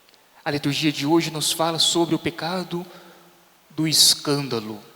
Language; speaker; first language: Portuguese; native; Portuguese